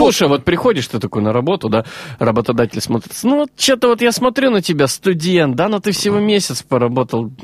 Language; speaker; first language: Russian; native; Russian